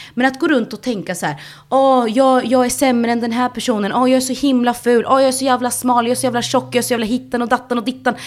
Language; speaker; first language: Swedish; early bilingual, other home language; Spanish